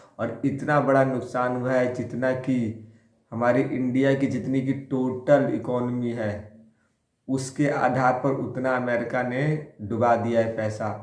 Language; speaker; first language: Hindi; native; Hindi